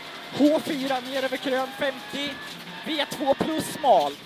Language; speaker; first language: Swedish; native; Swedish